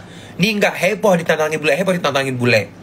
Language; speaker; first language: Indonesian; native; Indonesian